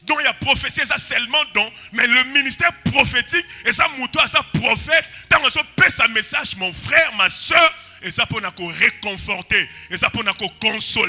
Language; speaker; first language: French; non-native, local second language; Lingala